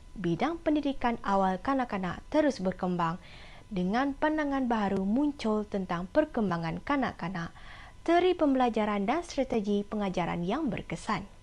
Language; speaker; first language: Malay; non-native, local second language; Iban